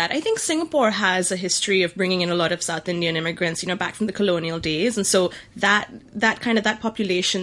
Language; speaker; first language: English; native; English